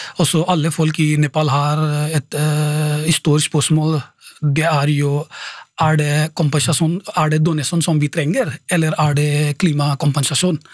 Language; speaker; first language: Norwegian; non-native, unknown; Nepali